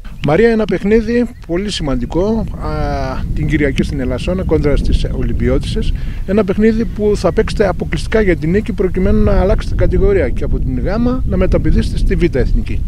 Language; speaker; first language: Greek; native; Greek